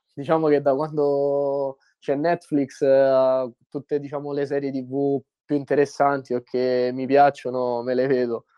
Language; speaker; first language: Italian; native; Italian